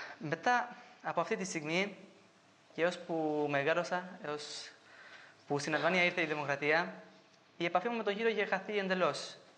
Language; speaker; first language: Greek; non-native, fluent; Albanian